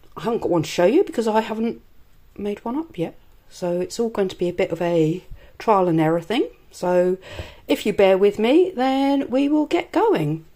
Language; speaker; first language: English; native; English